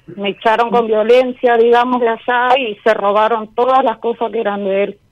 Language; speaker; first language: Spanish; native; Spanish